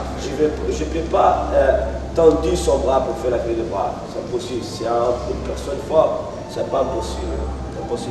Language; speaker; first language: French; non-native, learner; Portuguese